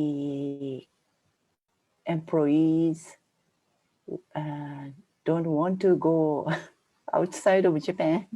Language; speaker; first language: English; non-native, fluent; Japanese